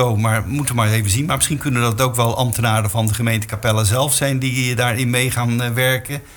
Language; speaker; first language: Dutch; native; Dutch